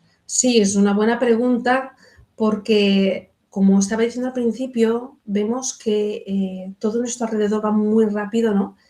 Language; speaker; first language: Spanish; native; Spanish